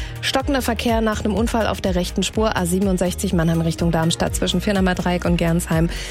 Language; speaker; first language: German; native; German